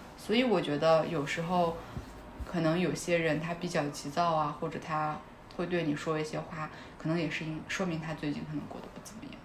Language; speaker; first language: Chinese; non-native, local second language; Kazakh